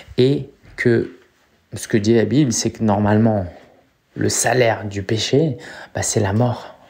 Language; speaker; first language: French; early bilingual, other home language; Chinese